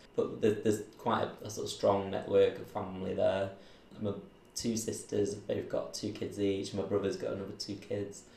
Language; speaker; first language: English; native; English